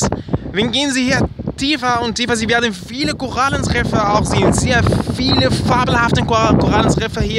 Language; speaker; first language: German; non-native, learner; Arabic